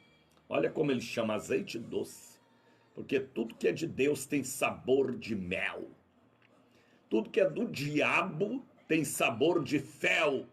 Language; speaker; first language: Portuguese; native; Portuguese